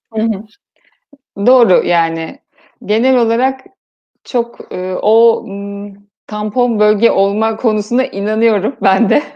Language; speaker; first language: Turkish; native; Turkish